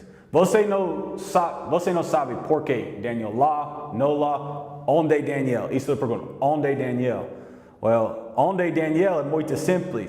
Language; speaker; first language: Portuguese; non-native, learner; English